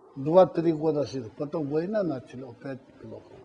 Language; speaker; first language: Russian; non-native, local second language; Korean